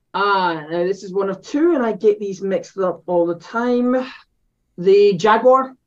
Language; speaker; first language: English; native; English